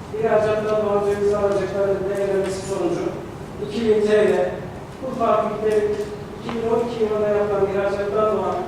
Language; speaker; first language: Turkish; native; Turkish